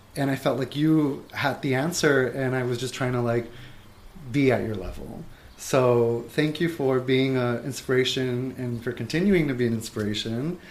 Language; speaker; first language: English; native; English